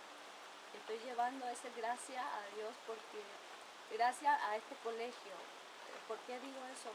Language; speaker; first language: Spanish; non-native, local second language; Guarani